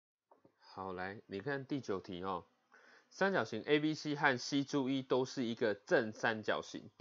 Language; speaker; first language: Chinese; native; Chinese